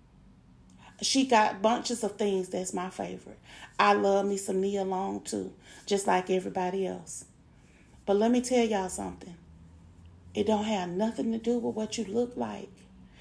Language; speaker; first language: English; native; English